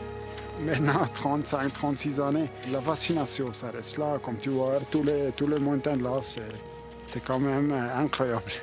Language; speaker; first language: French; non-native, local second language; German